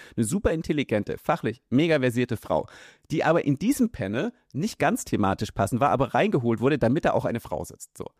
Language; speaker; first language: German; native; German